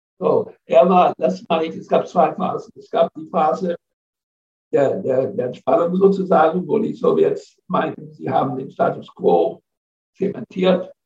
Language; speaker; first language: German; non-native, fluent; English